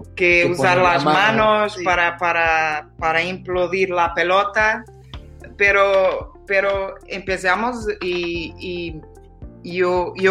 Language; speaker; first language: Spanish; non-native, learner; Portuguese